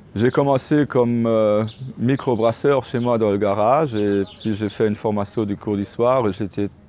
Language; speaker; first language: French; native; French